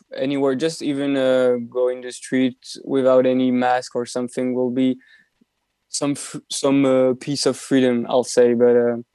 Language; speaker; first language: English; non-native, fluent; French